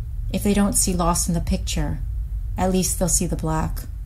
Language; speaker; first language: English; native; English